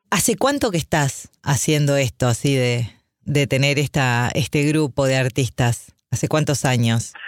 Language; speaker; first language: Spanish; native; Spanish